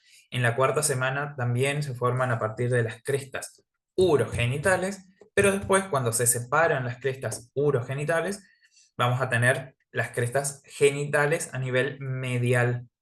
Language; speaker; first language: Spanish; native; Spanish